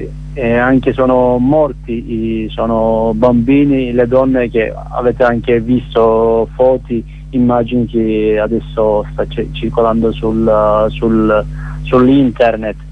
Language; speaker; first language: Italian; non-native, learner; Kurdish